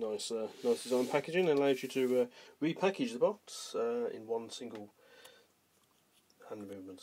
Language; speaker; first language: English; native; English